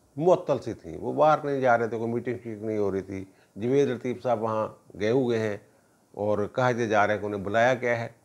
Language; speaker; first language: Urdu; non-native, local second language; Punjabi